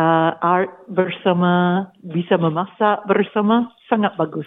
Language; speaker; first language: Indonesian; non-native, learner; English